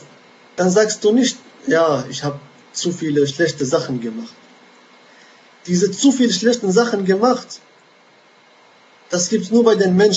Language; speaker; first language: German; non-native, fluent; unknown